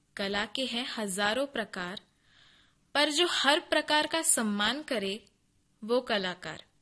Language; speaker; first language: Hindi; non-native, local second language; Konkani